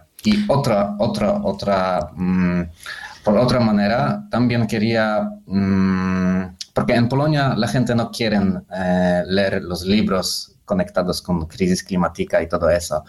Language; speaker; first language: Spanish; non-native, fluent; Polish